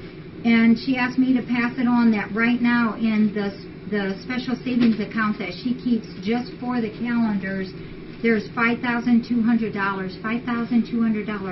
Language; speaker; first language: English; native; English